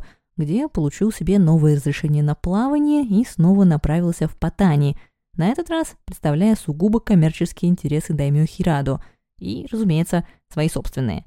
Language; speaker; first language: Russian; native; Russian